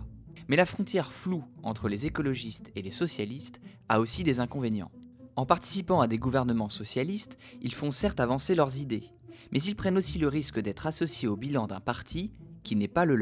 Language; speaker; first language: French; native; French